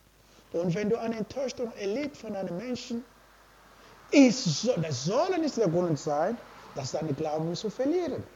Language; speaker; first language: German; non-native, learner; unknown